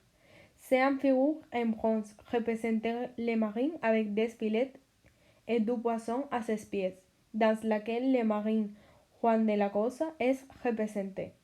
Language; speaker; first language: French; non-native, learner; Spanish